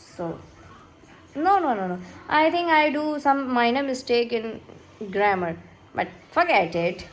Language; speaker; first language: English; non-native, learner; Hindi